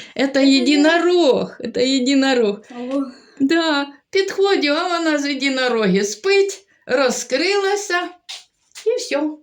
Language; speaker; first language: Ukrainian; native; Ukrainian